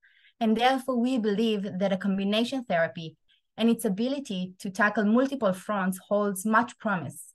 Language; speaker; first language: English; non-native, fluent; Hebrew